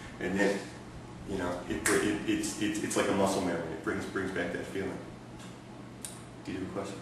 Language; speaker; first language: English; native; English